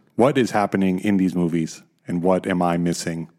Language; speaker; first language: English; native; English